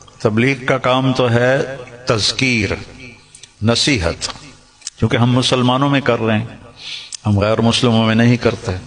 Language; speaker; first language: Urdu; non-native, local second language; Punjabi